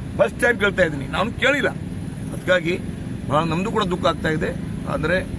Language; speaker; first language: Kannada; non-native, local second language; Lambadi